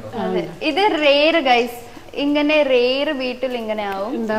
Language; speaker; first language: Malayalam; non-native, learner; Tamil